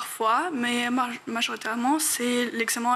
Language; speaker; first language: French; non-native, fluent; Ukrainian